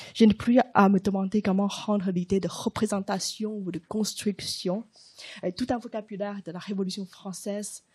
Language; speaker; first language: French; non-native, fluent; Chinese